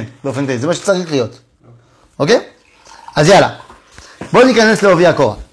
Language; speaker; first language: Hebrew; non-native, fluent; French